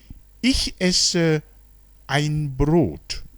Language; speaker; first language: German; non-native, fluent; Rundi